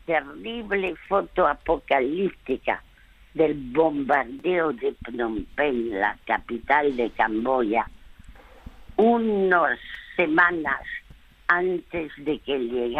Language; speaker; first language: Spanish; early bilingual, other home language; French